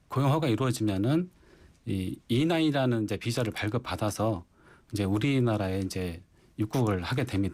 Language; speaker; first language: Korean; native; Korean